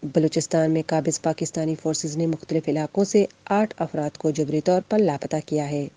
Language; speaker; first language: Urdu; non-native, local second language; Baluchi